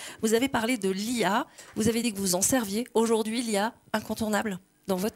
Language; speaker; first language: French; native; French